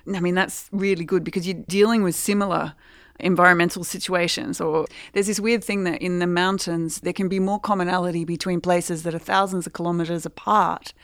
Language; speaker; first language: English; native; English